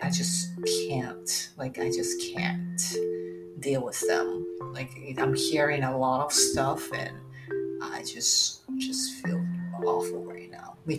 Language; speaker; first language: English; non-native, fluent; Japanese